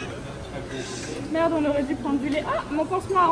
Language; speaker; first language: French; native; French